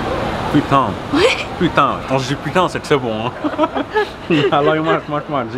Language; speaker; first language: French; native; French